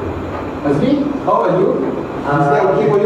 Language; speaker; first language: English; non-native, fluent; Malay